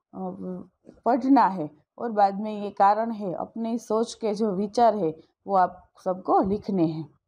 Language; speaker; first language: Hindi; non-native, local second language; Gujarati